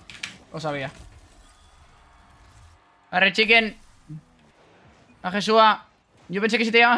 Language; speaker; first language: Spanish; native; Spanish